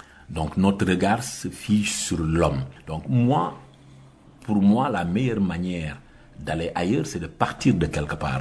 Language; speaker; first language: French; non-native, local second language; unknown